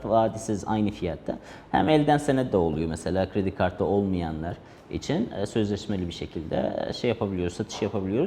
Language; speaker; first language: Turkish; non-native, fluent; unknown